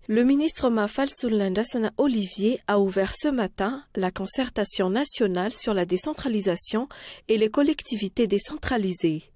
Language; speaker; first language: French; non-native, local second language; Malagasy